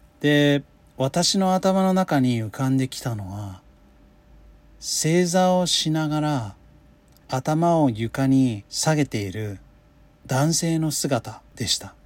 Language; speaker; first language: Japanese; non-native, fluent; English